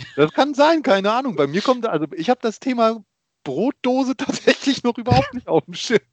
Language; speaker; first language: German; early bilingual, other home language; Polish